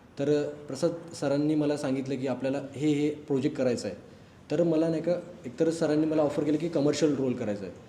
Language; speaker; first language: Marathi; native; Marathi